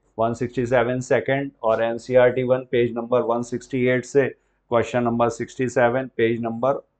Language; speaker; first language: Hindi; native; Hindi